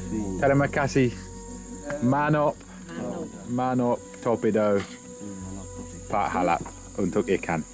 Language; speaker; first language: Indonesian; non-native, learner; English